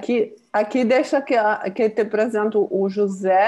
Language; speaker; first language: Portuguese; non-native, fluent; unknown